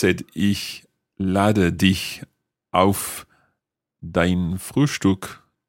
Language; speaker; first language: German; non-native, learner; English